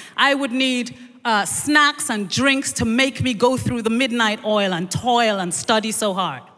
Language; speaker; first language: English; native; English